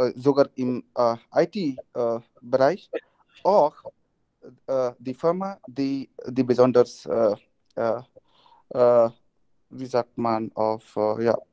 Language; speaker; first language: German; non-native, learner; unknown